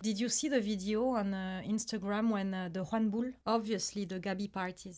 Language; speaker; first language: English; non-native, fluent; French